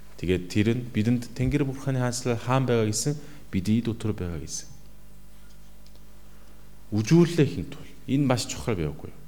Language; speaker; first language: Mongolian; non-native, fluent; Korean